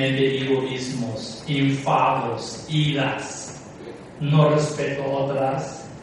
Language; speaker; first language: Spanish; non-native, learner; Tibetan